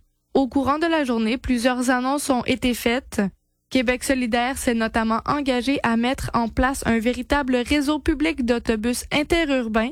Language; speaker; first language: French; native; French